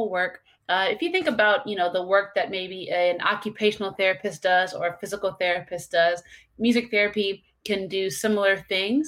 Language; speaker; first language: English; native; English